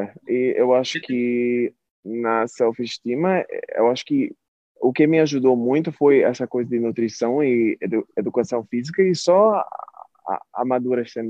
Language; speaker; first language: Portuguese; early bilingual, heritage; Portuguese